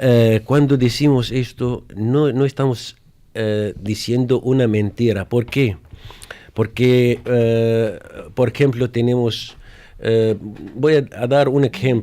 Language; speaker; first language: Spanish; non-native, fluent; Arabic